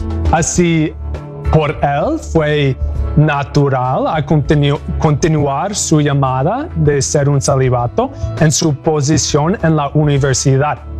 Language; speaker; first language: Spanish; non-native, learner; English